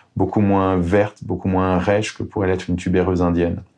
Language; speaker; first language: French; native; French